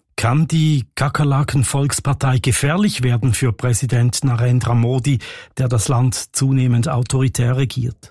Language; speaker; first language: German; native; German